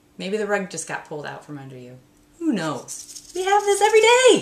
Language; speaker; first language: English; native; English